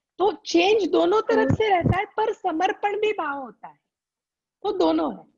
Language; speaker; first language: Hindi; non-native, local second language; Gujarati